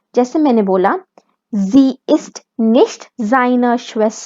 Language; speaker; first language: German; non-native, fluent; Hindi